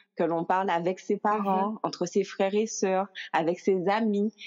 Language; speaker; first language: French; native; French